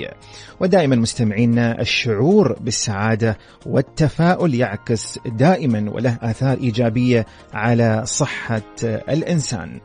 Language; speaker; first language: Arabic; native; Arabic